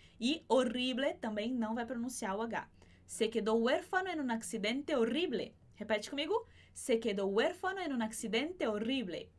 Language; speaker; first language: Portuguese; native; Portuguese